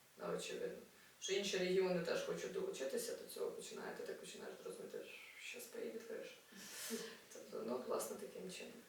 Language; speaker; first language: Ukrainian; non-native, local second language; Russian